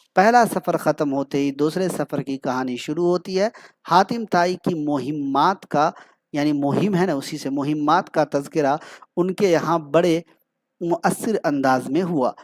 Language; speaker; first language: Urdu; native; Urdu